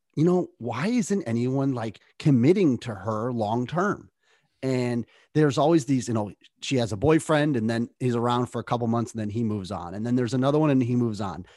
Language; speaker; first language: English; native; English